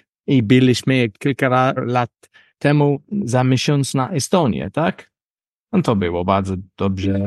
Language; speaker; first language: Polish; non-native, learner; English